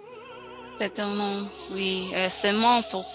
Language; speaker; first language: French; non-native, learner; Spanish